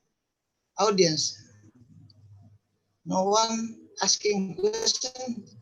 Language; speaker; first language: English; non-native, fluent; Indonesian